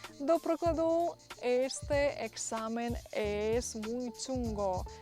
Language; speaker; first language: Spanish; non-native, fluent; Ukrainian